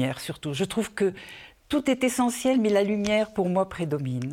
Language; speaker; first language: French; native; French